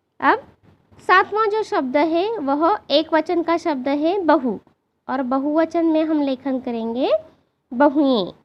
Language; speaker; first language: Hindi; non-native, local second language; Marathi